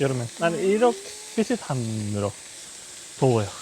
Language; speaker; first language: Korean; non-native, learner; Hungarian